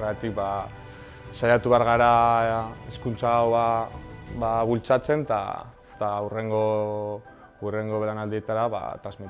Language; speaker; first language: Basque; native; Basque